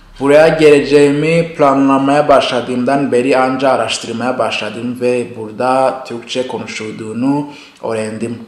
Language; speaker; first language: Turkish; non-native, fluent; Arabic